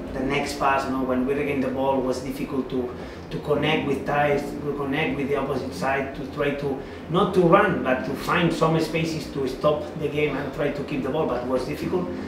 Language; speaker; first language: English; non-native, fluent; Catalan